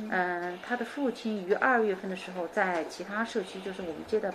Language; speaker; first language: Chinese; native; Chinese